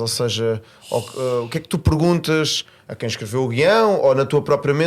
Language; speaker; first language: Portuguese; native; Portuguese